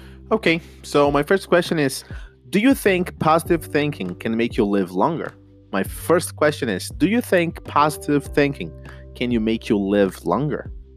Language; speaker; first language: English; non-native, fluent; Portuguese